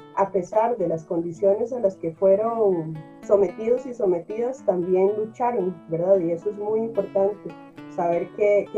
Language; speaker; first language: Spanish; native; Spanish